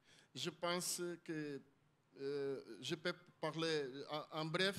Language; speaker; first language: French; non-native, learner; Portuguese